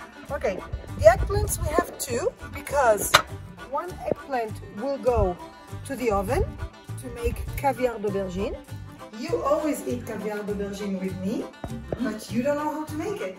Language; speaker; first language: English; non-native, fluent; French